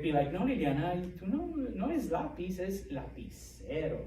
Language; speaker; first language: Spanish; early bilingual, heritage; Spanish